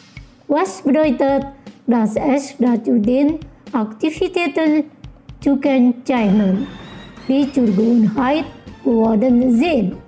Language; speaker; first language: German; non-native, fluent; Indonesian